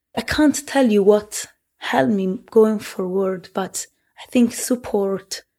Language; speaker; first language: English; early bilingual, heritage; Italian